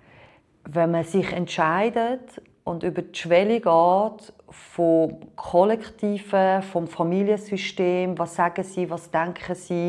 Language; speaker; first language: German; non-native, fluent; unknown